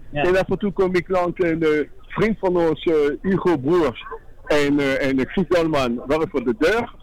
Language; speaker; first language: Dutch; non-native, fluent; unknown